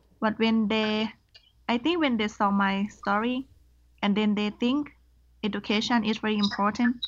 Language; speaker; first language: English; non-native, learner; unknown